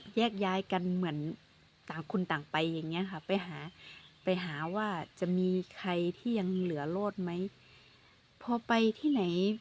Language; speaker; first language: Thai; non-native, local second language; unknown